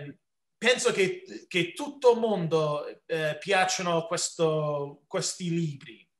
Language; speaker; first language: Italian; early bilingual, heritage; English